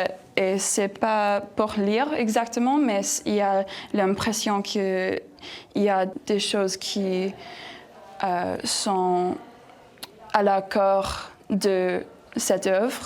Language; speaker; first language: French; non-native, learner; English